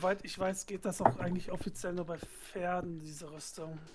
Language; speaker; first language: German; native; German